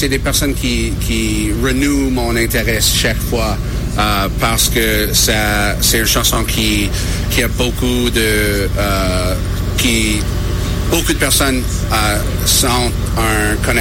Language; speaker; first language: French; non-native, learner; English